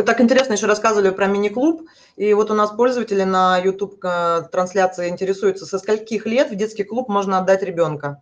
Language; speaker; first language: Russian; native; Russian